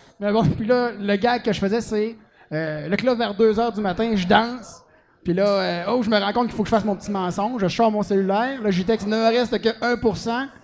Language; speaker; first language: French; native; French